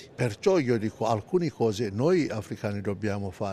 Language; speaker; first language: Italian; non-native, fluent; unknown